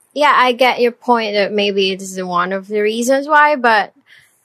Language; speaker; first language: English; non-native, local second language; Filipino